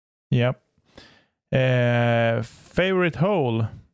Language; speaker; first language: English; non-native, fluent; Swedish